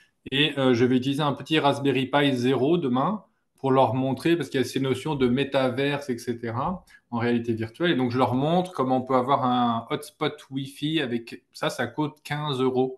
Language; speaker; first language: French; native; French